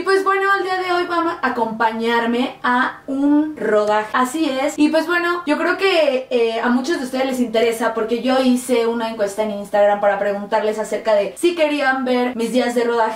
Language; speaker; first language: Spanish; native; Spanish